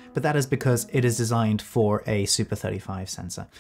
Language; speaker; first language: English; native; English